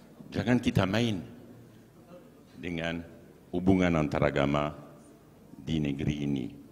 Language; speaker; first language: Indonesian; non-native, fluent; French